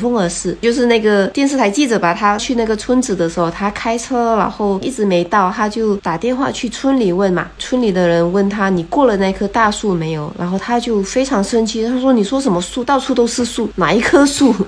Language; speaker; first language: Chinese; non-native, local second language; Min Nan Chinese